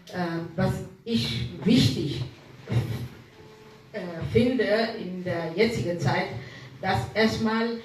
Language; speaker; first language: German; non-native, fluent; Arabic